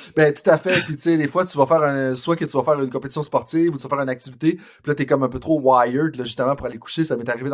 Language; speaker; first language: French; native; French